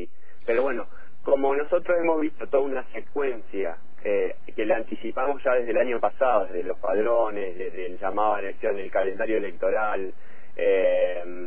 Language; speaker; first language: Spanish; native; Spanish